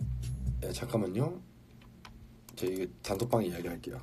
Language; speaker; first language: Korean; native; Korean